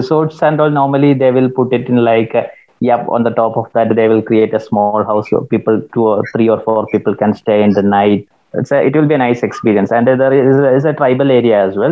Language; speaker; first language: English; non-native, local second language; Malayalam